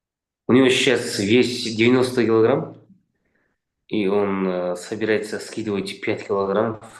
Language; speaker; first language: Russian; non-native, local second language; Kazakh